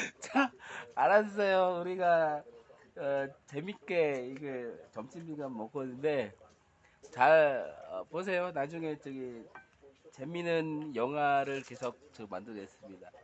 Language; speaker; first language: Korean; non-native, learner; Indonesian